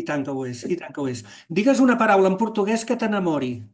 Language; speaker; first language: Catalan; native; Catalan